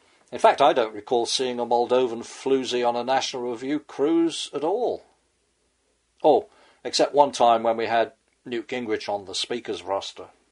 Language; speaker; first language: English; native; English